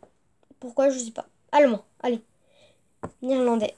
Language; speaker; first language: French; native; French